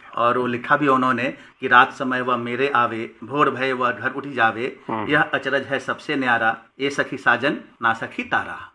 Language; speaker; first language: Hindi; native; Hindi